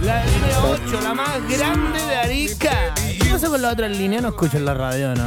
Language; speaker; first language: Spanish; native; Spanish